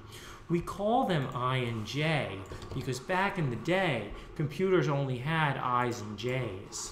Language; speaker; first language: English; native; English